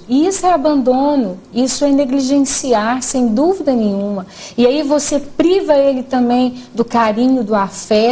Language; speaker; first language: Portuguese; native; Portuguese